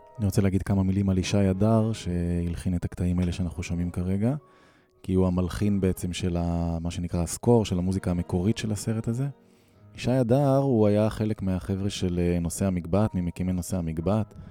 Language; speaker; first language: Hebrew; native; Hebrew